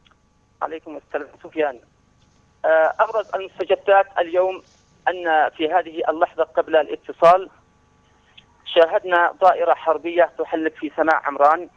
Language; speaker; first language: Arabic; native; Arabic